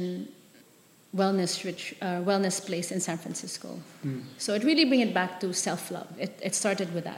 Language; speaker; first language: English; non-native, local second language; Filipino